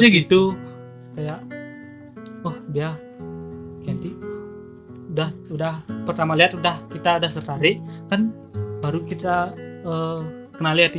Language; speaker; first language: Indonesian; native; Indonesian